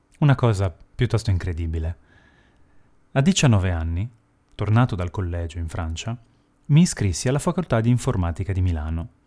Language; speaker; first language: Italian; early bilingual, heritage; Italian